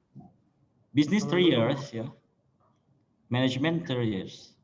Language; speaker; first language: English; non-native, learner; Indonesian